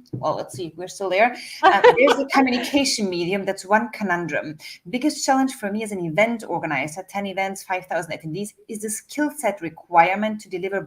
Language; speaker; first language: English; non-native, fluent; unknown